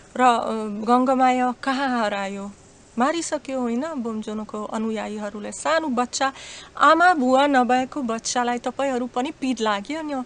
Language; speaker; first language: Nepali; non-native, learner; Slovak